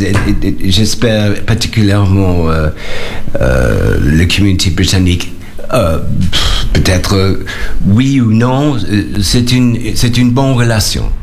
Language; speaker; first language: French; non-native, learner; English